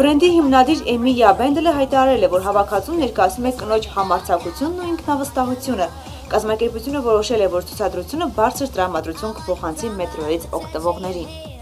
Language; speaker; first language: Armenian; native; Armenian